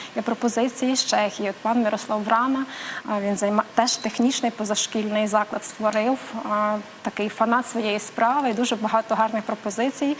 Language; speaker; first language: Ukrainian; native; Ukrainian